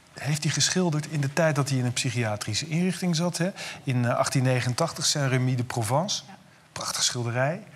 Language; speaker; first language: Dutch; native; Dutch